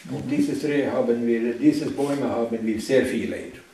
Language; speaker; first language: German; non-native, learner; Northern Sami